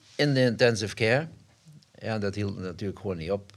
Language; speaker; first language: Dutch; native; Dutch